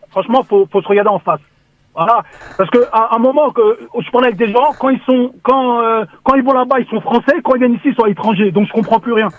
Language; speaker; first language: French; early bilingual, other home language; Turkish